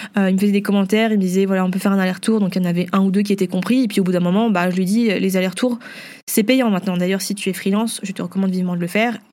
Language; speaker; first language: French; early bilingual, other home language; Vietnamese